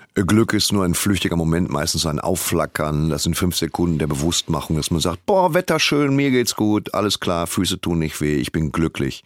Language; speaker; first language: German; native; German